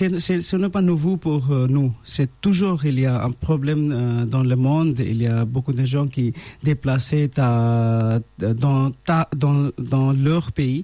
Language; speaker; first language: French; non-native, learner; Bangla